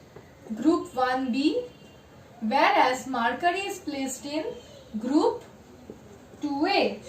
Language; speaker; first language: English; non-native, local second language; Bangla